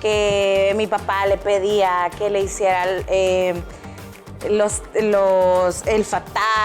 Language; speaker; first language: Spanish; native; Spanish